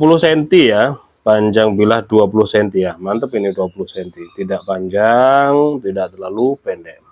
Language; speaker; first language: Indonesian; native; Indonesian